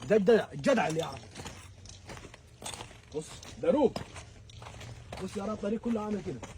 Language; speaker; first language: Arabic; native; Arabic